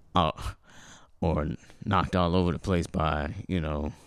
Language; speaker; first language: English; native; English